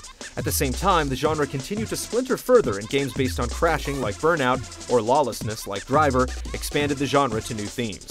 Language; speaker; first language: English; native; English